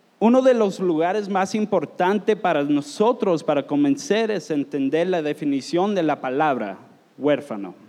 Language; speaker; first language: Spanish; non-native, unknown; English